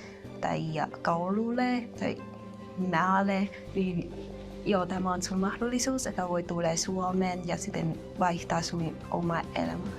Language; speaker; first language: Finnish; non-native, learner; Vietnamese